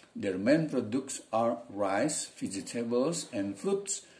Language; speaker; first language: English; non-native, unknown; Indonesian